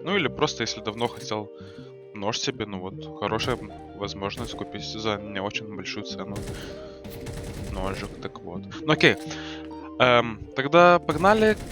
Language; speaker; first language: Russian; non-native, fluent; Lithuanian